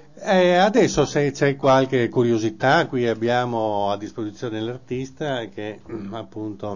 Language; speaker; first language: Italian; native; Italian